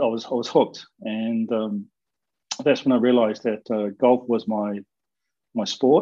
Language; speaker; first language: English; native; English